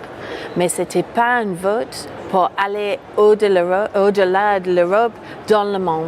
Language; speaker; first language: French; non-native, fluent; English